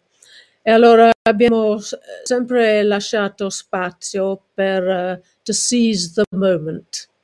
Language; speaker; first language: Italian; non-native, learner; English